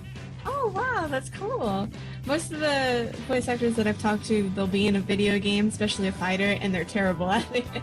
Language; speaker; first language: English; native; English